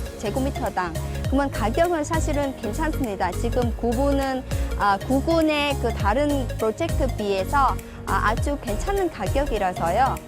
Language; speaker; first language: Korean; non-native, fluent; Vietnamese